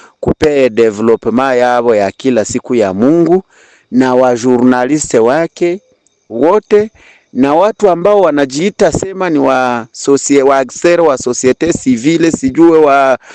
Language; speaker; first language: Swahili; native; Swahili